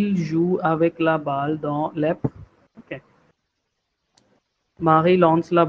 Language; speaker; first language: French; non-native, fluent; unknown